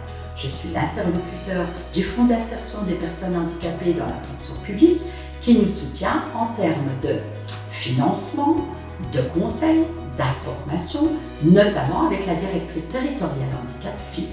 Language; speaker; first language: French; native; French